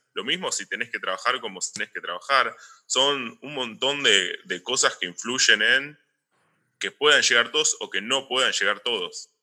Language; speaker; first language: Spanish; native; Spanish